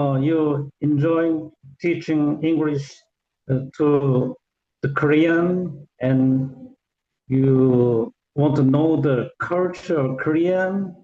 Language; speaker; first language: English; non-native, learner; Korean